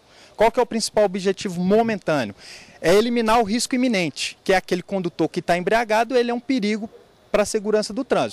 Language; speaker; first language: Portuguese; native; Portuguese